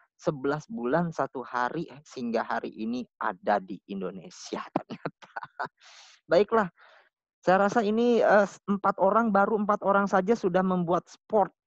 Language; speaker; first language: Indonesian; native; Indonesian